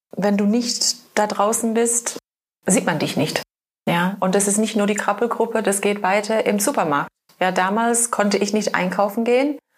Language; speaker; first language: German; non-native, fluent; English